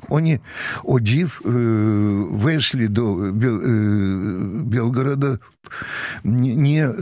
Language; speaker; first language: Polish; non-native, fluent; Russian